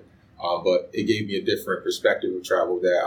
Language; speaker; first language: English; early bilingual, other home language; Akan